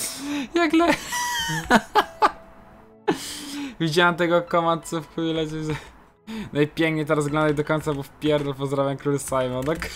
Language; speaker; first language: Polish; native; Polish